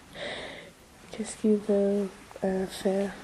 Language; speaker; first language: French; non-native, learner; English